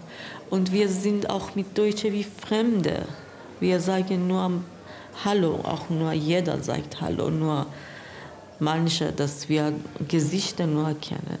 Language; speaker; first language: German; non-native, learner; Persian